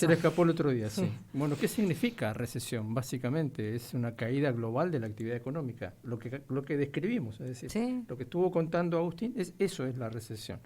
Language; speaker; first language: Spanish; native; Spanish